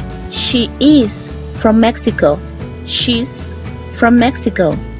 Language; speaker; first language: English; non-native, fluent; Spanish